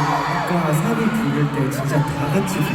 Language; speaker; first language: Korean; non-native, fluent; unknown